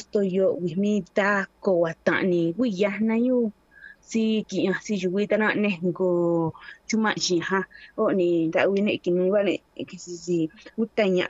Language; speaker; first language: Spanish; non-native, local second language; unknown